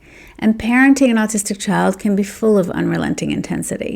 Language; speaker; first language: English; native; English